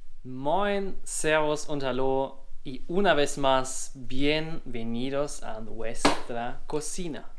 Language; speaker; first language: Spanish; non-native, learner; German